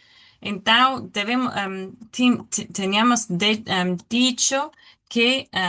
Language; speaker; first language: Portuguese; non-native, learner; English